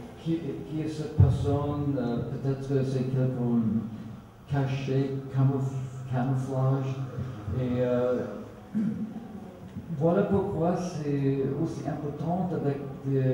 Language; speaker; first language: French; non-native, fluent; Swedish